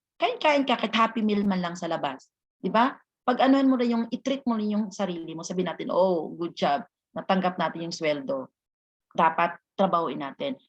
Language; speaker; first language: Filipino; non-native, local second language; Hiligaynon